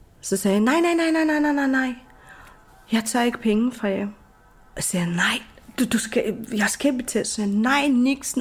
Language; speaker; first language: Danish; non-native, fluent; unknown